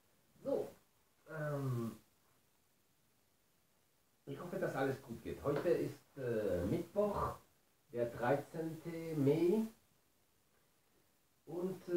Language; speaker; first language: German; non-native, learner; Spanish